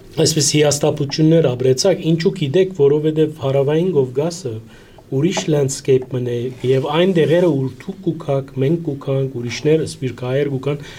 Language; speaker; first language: Armenian; early bilingual, heritage; Armenian